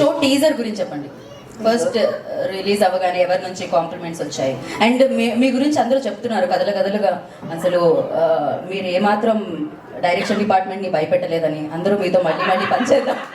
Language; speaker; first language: Telugu; native; Telugu